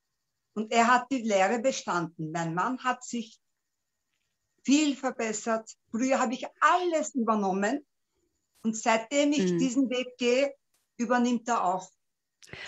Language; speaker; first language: German; non-native, local second language; Turkish